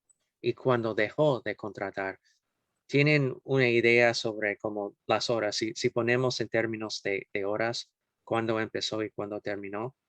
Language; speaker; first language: Spanish; non-native, fluent; English